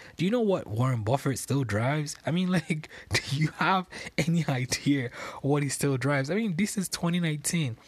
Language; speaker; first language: English; non-native, local second language; Yoruba